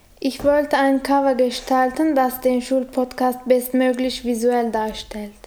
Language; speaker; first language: German; non-native, learner; Turkish